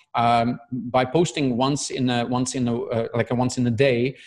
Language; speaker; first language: English; non-native, fluent; Czech